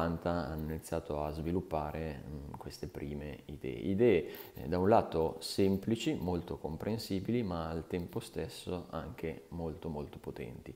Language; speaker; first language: Italian; native; Italian